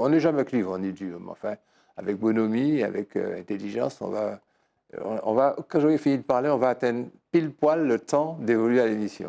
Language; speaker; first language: French; native; French